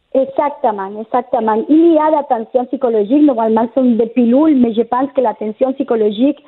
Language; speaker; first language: French; non-native, fluent; Spanish